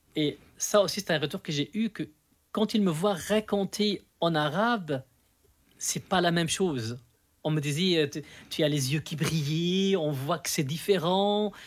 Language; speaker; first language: French; non-native, fluent; Arabic